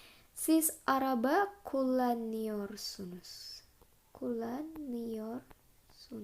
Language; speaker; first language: Turkish; non-native, fluent; Indonesian